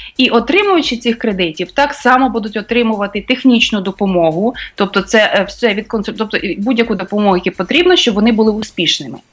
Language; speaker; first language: Ukrainian; native; Ukrainian